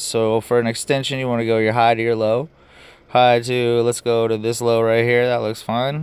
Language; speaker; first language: English; native; English